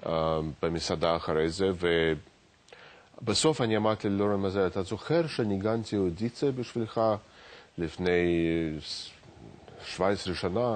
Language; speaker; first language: Hebrew; non-native, fluent; Russian